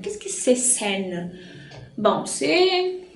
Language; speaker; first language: French; non-native, fluent; Portuguese